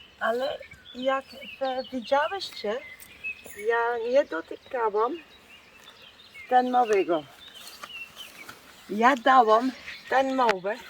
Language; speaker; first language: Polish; non-native, learner; Dutch